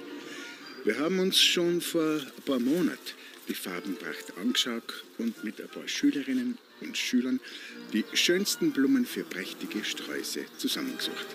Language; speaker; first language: German; native; German